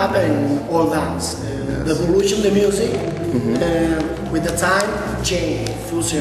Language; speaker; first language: English; non-native, local second language; Spanish